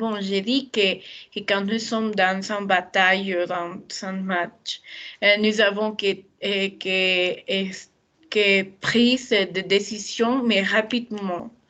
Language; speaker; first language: French; non-native, learner; Spanish